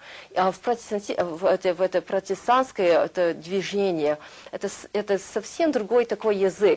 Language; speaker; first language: Russian; early bilingual, heritage; Russian